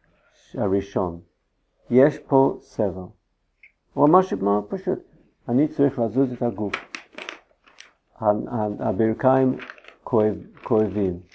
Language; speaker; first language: Hebrew; non-native, fluent; English